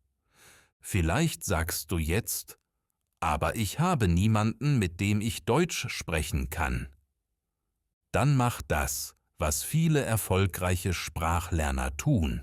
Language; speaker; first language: German; native; German